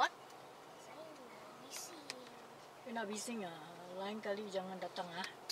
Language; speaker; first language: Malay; non-native, local second language; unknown